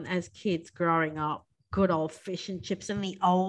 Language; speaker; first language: English; native; English